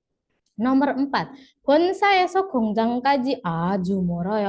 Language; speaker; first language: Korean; non-native, fluent; Indonesian